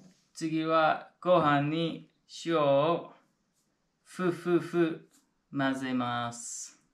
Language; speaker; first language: Japanese; non-native, fluent; English